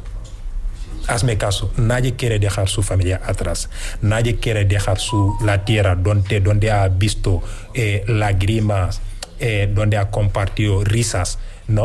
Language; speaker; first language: Spanish; non-native, fluent; Wolof